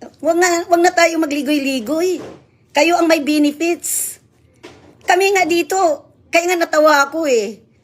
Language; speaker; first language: Filipino; non-native, local second language; Cebuano